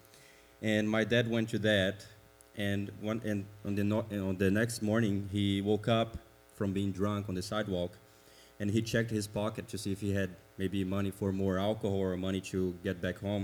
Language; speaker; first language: English; non-native, fluent; Portuguese